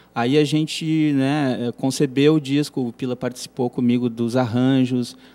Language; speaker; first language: Portuguese; native; Portuguese